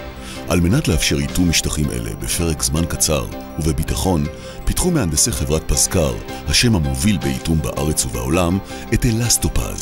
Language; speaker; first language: Hebrew; native; Hebrew